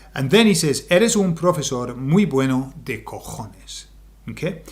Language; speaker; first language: Spanish; non-native, fluent; English